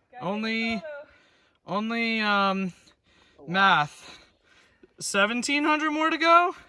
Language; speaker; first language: English; native; English